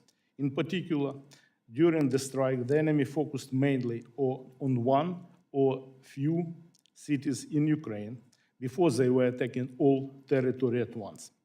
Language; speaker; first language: English; non-native, fluent; Ukrainian